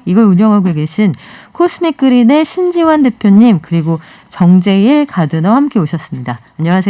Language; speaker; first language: Korean; native; Korean